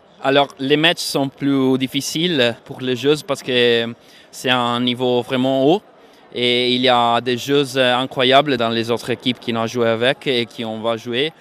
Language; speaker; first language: French; non-native, fluent; Italian